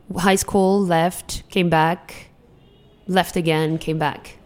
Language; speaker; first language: English; non-native, fluent; Arabic